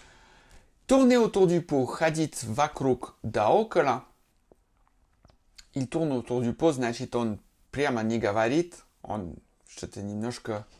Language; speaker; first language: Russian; non-native, fluent; French